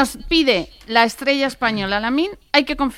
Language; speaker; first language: Spanish; native; Spanish